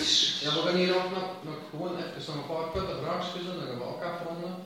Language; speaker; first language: Russian; native; Russian